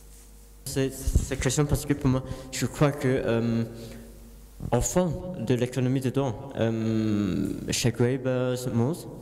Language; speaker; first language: French; non-native, learner; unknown